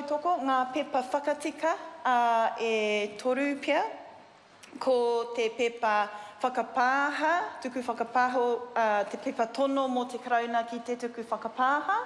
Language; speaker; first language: Māori; non-native, learner; English